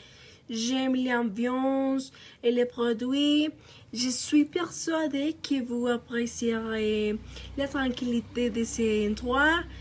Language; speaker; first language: French; non-native, learner; Spanish